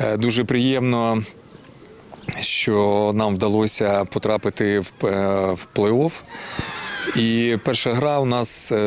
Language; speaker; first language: Ukrainian; non-native, local second language; Russian